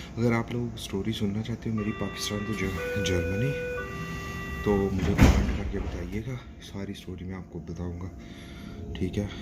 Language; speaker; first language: Urdu; non-native, local second language; Punjabi